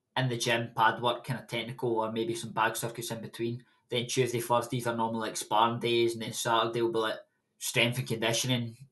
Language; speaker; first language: English; native; English